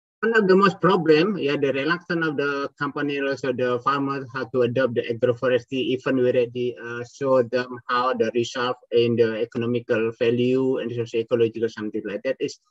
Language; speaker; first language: English; non-native, fluent; Indonesian